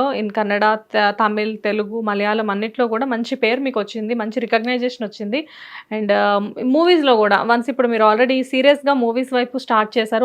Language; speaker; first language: Telugu; native; Telugu